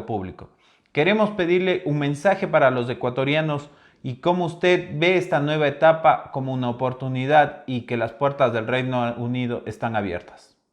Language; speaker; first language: Spanish; native; Spanish